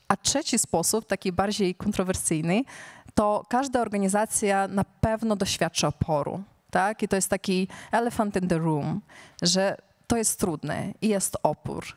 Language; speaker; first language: Polish; non-native, fluent; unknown